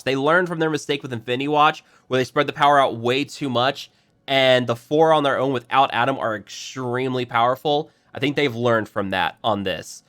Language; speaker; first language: English; native; English